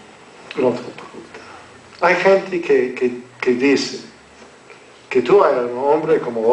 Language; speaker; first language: Spanish; non-native, learner; English